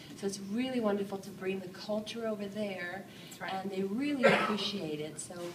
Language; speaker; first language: English; native; English